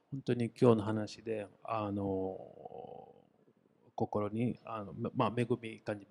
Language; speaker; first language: Japanese; non-native, fluent; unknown